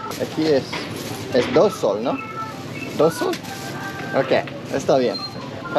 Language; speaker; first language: Spanish; non-native, learner; English